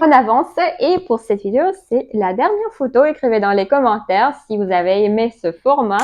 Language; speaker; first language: French; non-native, learner; Russian